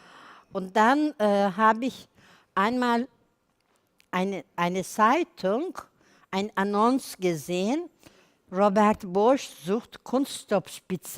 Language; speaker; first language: German; non-native, learner; Turkish